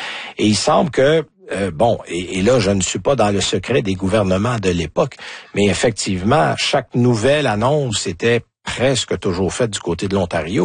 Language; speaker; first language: French; native; French